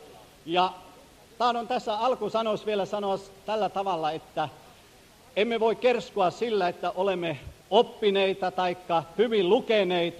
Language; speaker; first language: Finnish; native; Finnish